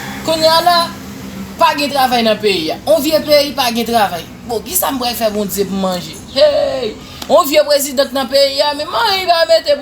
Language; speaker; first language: French; non-native, learner; Haitian Creole